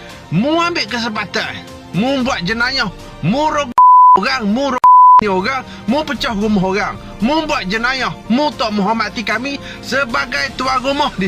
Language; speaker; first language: Malay; native; Malay